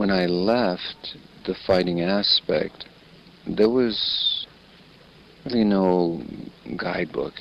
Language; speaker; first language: English; native; English